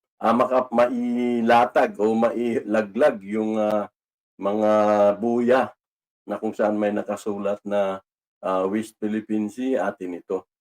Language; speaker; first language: Filipino; non-native, local second language; Cebuano